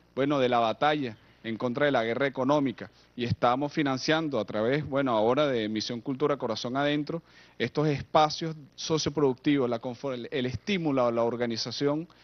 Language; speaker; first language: Spanish; native; Spanish